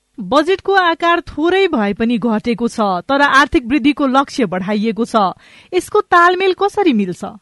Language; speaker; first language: Nepali; non-native, local second language; Maithili